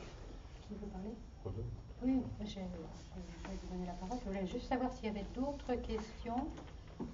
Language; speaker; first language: French; native; French